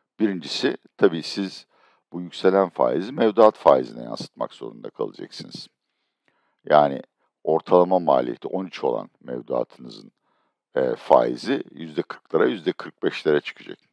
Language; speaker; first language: Turkish; native; Turkish